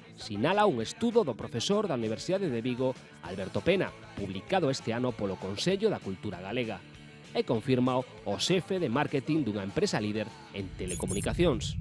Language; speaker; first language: Galician; native; Galician